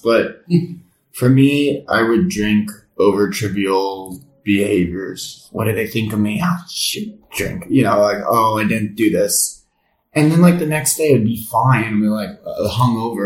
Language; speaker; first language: English; native; English